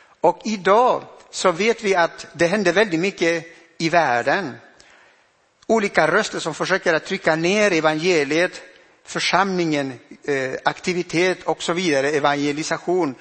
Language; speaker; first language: Swedish; non-native, fluent; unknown